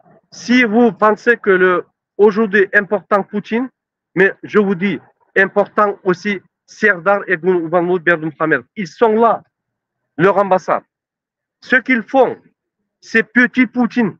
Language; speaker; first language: French; non-native, learner; Turkmen